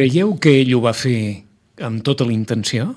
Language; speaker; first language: Catalan; native; Catalan